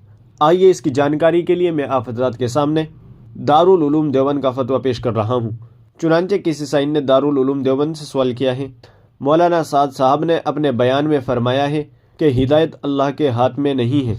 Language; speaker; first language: Urdu; native; Urdu